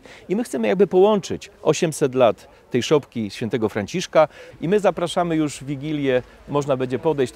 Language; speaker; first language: Polish; native; Polish